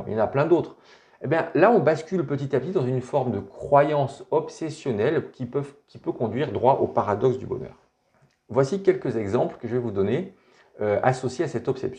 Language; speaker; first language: French; native; French